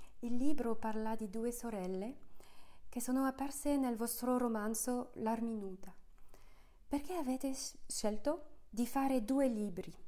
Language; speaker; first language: Italian; non-native, fluent; French